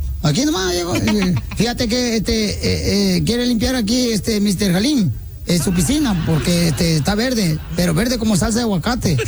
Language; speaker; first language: Spanish; native; Spanish